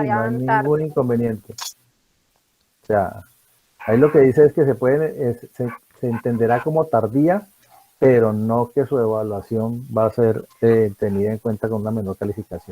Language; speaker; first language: Spanish; native; Spanish